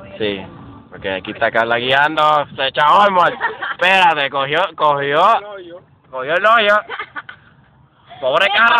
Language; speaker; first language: Spanish; native; Spanish